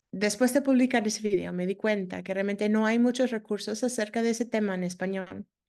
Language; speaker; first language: Spanish; non-native, fluent; English